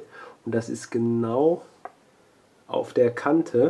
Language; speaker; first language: German; native; German